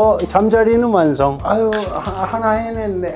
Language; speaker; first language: Korean; native; Korean